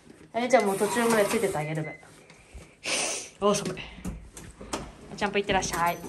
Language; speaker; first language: Japanese; native; Japanese